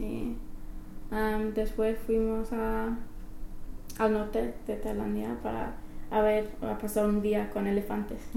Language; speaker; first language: Spanish; non-native, learner; English